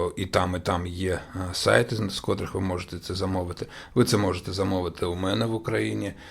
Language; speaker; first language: Ukrainian; non-native, local second language; Russian